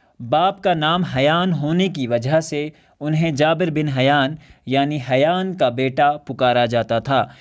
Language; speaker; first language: Urdu; non-native, local second language; Kashmiri